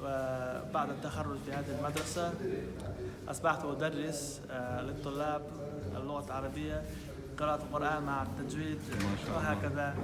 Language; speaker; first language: Arabic; non-native, fluent; Chechen